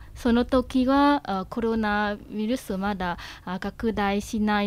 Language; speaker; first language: Japanese; non-native, fluent; Vietnamese